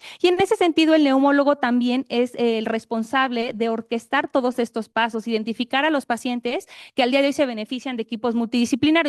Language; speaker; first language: Spanish; native; Spanish